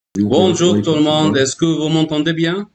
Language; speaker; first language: French; non-native, fluent; Arabic